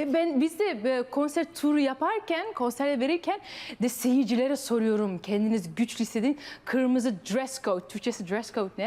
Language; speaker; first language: Turkish; early bilingual, heritage; Turkish